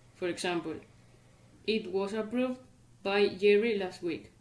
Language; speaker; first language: English; non-native, fluent; Spanish